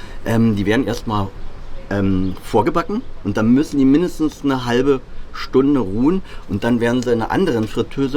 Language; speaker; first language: German; native; German